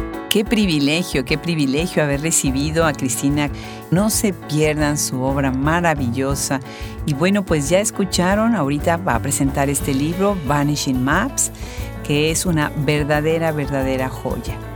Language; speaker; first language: Spanish; native; Spanish